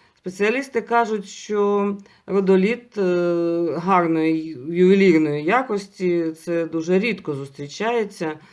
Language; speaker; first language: Ukrainian; non-native, local second language; Russian